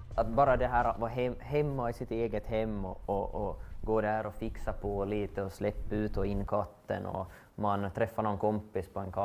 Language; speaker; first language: Swedish; native; Swedish